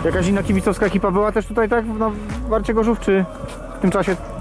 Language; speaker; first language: Polish; native; Polish